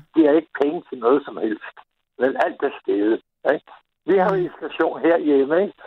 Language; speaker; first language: Danish; native; Danish